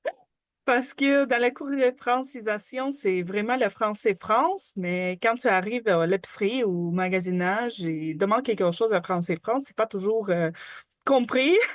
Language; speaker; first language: French; non-native, learner; Ukrainian